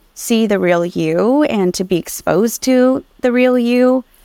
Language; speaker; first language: English; early bilingual, other home language; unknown